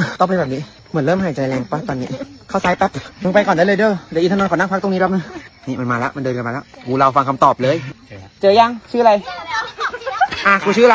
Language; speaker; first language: Thai; native; Thai